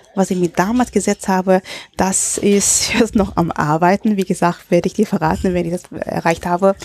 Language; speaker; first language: German; early bilingual, other home language; Cantonese